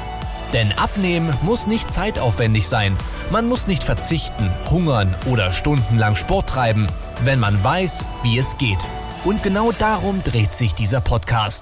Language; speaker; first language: German; native; German